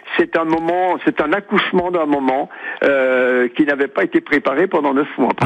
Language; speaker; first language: French; native; French